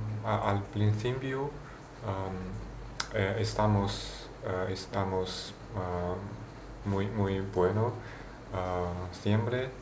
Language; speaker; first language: Spanish; non-native, learner; Chinese